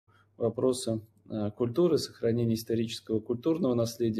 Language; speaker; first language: Russian; native; Russian